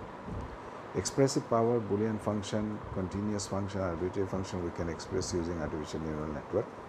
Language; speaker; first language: English; non-native, local second language; Bangla